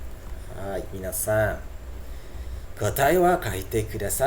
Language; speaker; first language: Japanese; non-native, fluent; Indonesian